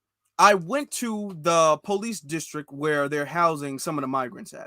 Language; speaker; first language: English; native; English